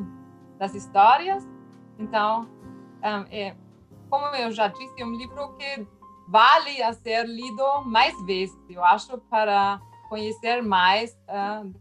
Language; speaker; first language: Portuguese; non-native, fluent; German